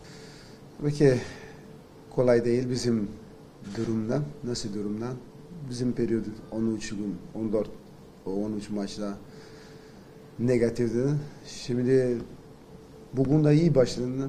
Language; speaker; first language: Turkish; non-native, learner; Portuguese